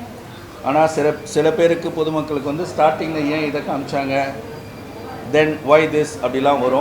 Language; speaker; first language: Tamil; native; Tamil